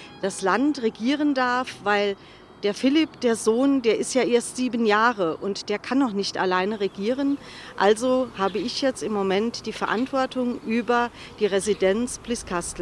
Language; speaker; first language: German; native; German